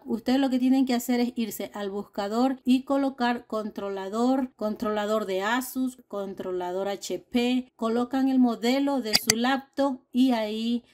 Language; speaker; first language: Spanish; native; Spanish